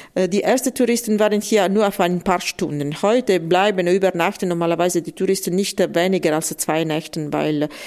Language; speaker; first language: German; non-native, fluent; Italian